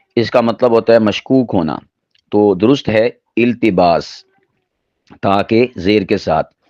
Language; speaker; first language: Urdu; non-native, local second language; Punjabi